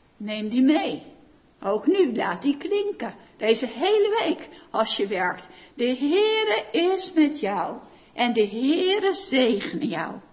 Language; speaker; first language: Dutch; native; Dutch